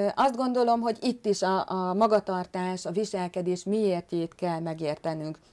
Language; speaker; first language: Hungarian; native; Hungarian